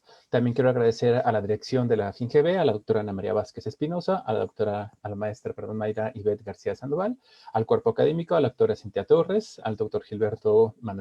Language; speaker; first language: Spanish; native; Spanish